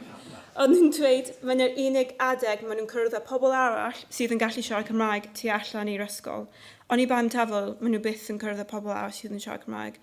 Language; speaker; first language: Welsh; non-native, local second language; English